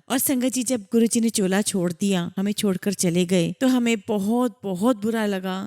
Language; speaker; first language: Hindi; native; Hindi